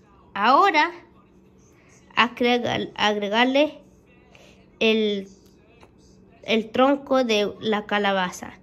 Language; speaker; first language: Spanish; early bilingual, heritage; Spanish